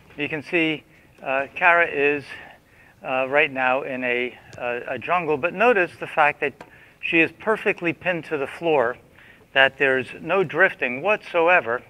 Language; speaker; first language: English; native; English